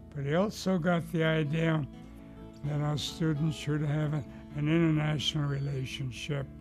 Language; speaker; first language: English; early bilingual, other home language; Luxembourgish